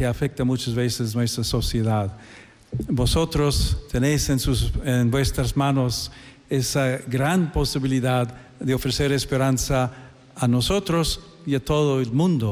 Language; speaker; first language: Spanish; non-native, fluent; English